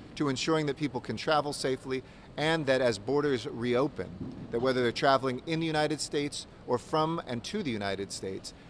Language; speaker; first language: English; native; English